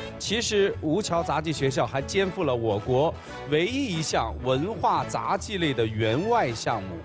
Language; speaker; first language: Chinese; native; Chinese